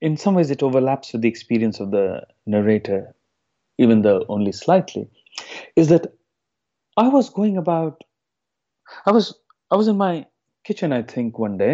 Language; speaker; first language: English; non-native, local second language; Hindi